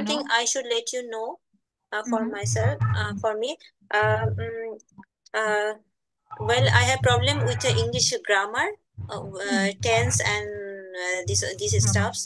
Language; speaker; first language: English; non-native, learner; Bangla